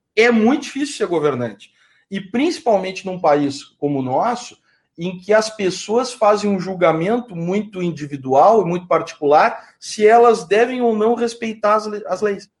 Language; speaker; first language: Portuguese; native; Portuguese